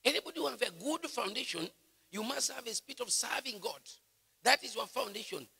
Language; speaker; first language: English; non-native, local second language; Swahili